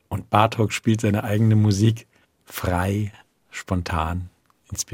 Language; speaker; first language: German; native; German